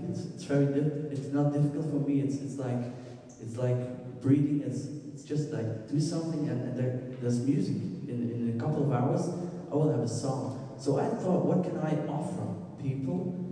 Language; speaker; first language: English; non-native, fluent; Dutch